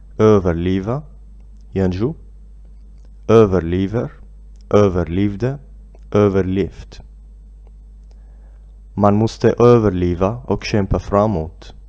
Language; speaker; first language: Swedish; non-native, fluent; Arabic